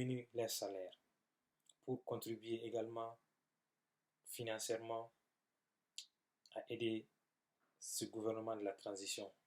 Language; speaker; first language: French; non-native, local second language; Bambara